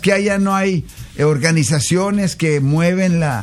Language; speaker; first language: Spanish; native; Spanish